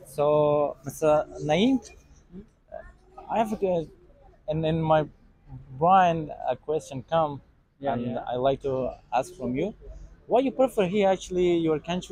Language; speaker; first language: English; non-native, learner; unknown